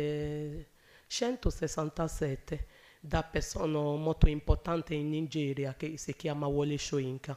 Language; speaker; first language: Italian; non-native, learner; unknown